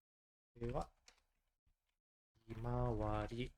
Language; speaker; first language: Japanese; non-native, learner; English